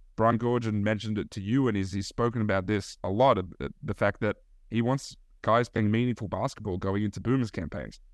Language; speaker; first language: English; early bilingual, other home language; Turkish